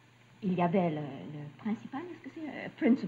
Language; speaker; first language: French; early bilingual, other home language; Russian